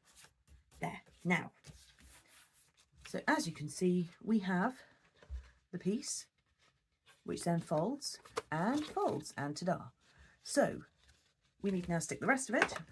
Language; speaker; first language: English; native; English